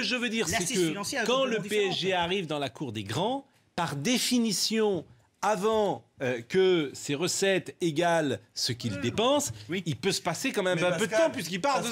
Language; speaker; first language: French; native; French